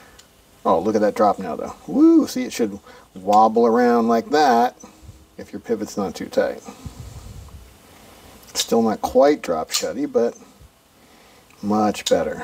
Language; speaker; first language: English; native; English